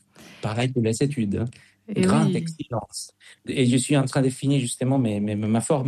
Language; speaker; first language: French; non-native, fluent; Spanish